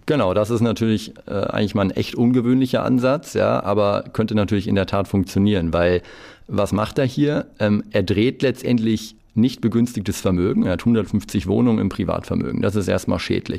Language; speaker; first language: German; native; German